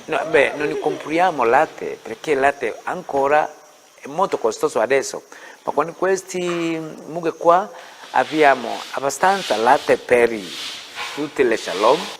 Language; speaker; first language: Italian; non-native, fluent; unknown